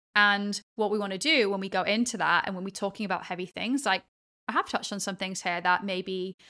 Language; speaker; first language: English; native; English